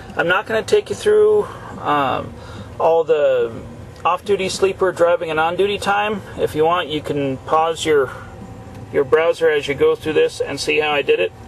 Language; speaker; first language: English; native; English